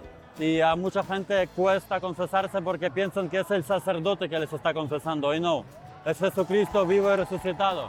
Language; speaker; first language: Spanish; non-native, fluent; Ukrainian